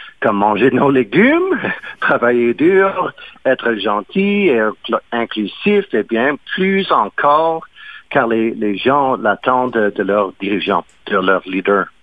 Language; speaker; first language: French; non-native, fluent; English